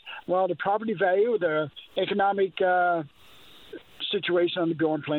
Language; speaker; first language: English; native; English